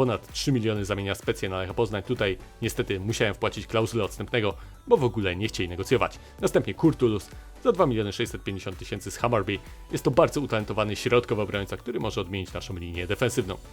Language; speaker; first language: Polish; native; Polish